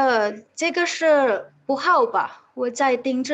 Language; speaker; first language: Chinese; non-native, fluent; Indonesian